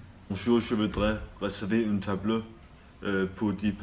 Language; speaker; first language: French; non-native, learner; Danish